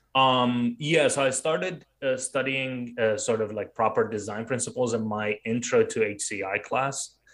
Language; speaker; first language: English; non-native, fluent; Arabic